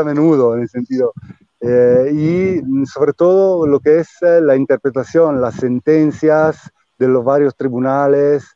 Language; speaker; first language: Spanish; non-native, fluent; Italian